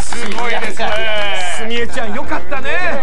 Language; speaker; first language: Japanese; native; Japanese